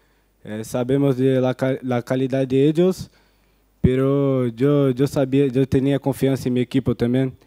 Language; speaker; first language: Spanish; non-native, fluent; Portuguese